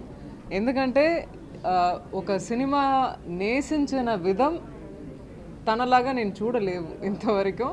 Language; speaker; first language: Telugu; non-native, fluent; Tamil